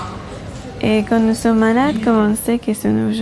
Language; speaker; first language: French; non-native, learner; Romanian